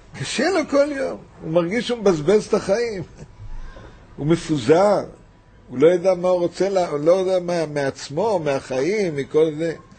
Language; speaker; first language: Hebrew; native; Hebrew